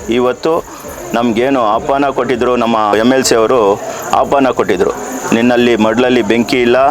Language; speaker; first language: Kannada; native; Kannada